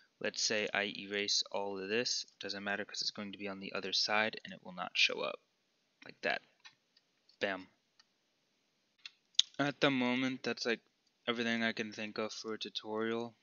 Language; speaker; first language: English; native; English